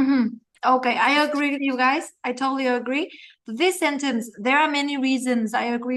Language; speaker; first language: English; non-native, fluent; Vietnamese